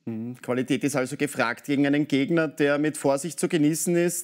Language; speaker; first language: German; native; German